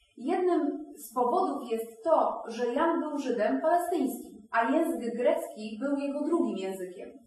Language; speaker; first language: Polish; native; Polish